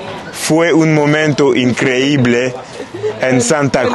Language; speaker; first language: Spanish; non-native, learner; French